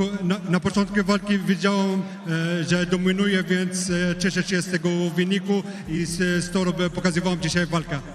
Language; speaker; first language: Polish; non-native, learner; French